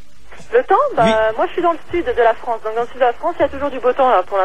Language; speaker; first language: French; native; French